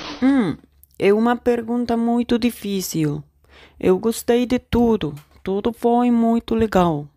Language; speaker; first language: Portuguese; non-native, learner; Spanish